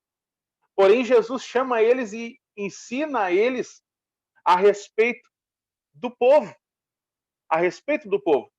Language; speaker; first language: Portuguese; native; Portuguese